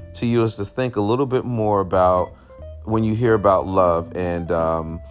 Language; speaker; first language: English; native; English